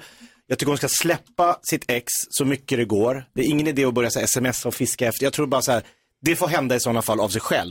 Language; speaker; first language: Swedish; native; Swedish